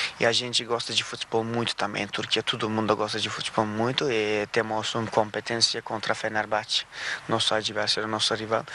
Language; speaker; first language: Portuguese; non-native, fluent; Turkish